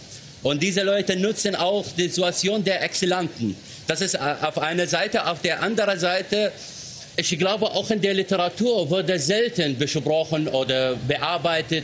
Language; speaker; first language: German; non-native, fluent; Arabic